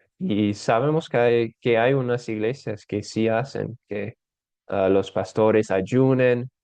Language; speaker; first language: Spanish; non-native, fluent; English